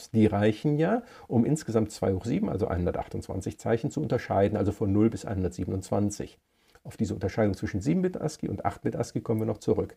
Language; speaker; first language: German; native; German